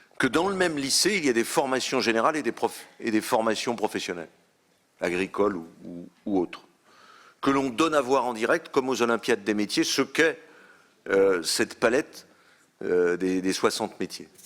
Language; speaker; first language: French; native; French